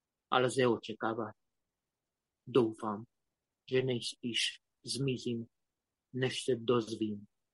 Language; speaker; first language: Czech; non-native, fluent; Romanian